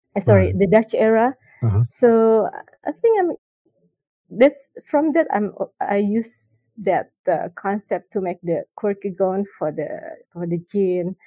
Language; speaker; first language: English; non-native, learner; Indonesian